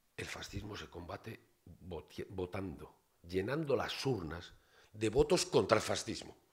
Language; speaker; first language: Spanish; native; Spanish